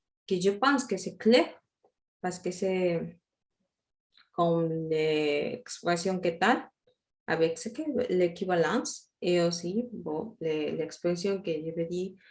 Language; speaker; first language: French; non-native, learner; Spanish